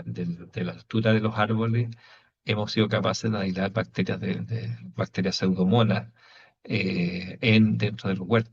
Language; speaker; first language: Spanish; native; Spanish